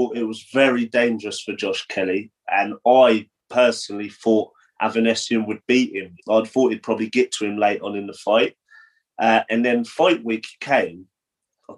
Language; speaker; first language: English; native; English